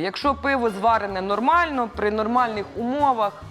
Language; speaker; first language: Ukrainian; native; Ukrainian